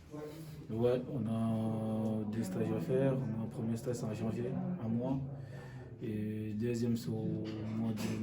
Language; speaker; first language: French; non-native, learner; Arabic